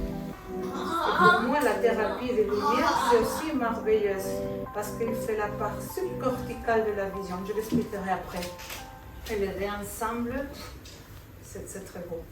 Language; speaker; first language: French; non-native, fluent; Spanish